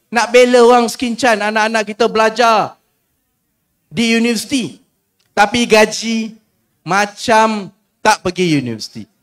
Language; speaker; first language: Malay; native; Malay